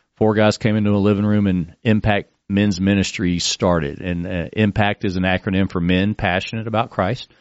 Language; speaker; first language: English; native; English